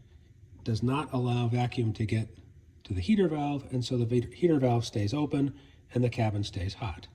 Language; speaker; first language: English; native; English